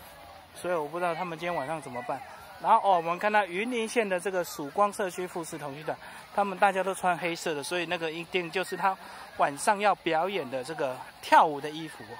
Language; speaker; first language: Chinese; native; Chinese